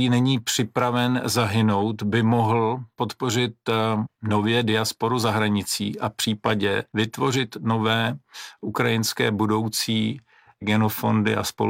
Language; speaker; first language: Czech; non-native, local second language; Ukrainian